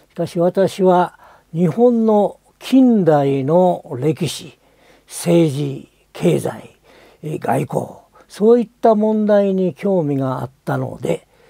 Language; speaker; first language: Japanese; native; Japanese